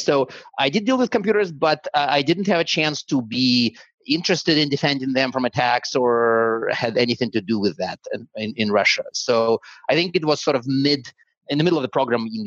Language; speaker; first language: English; non-native, fluent; Russian